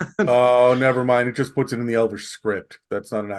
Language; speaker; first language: English; native; English